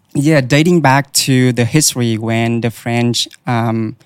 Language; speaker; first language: English; non-native, fluent; Vietnamese